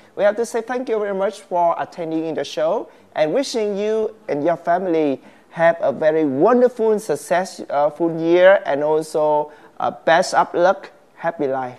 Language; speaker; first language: English; non-native, fluent; Vietnamese